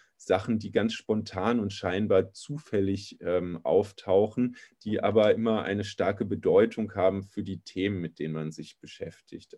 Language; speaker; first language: German; native; German